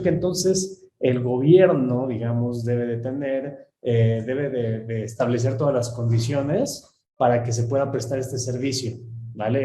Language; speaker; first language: Spanish; native; Spanish